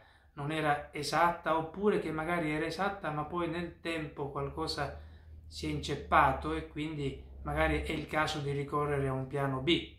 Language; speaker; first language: Italian; native; Italian